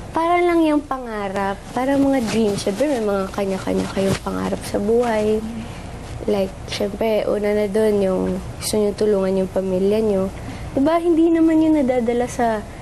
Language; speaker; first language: Filipino; non-native, local second language; Cebuano